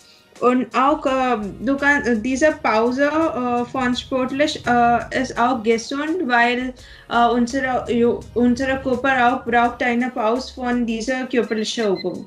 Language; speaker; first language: German; non-native, learner; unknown